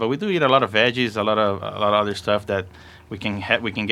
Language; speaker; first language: English; non-native, fluent; Portuguese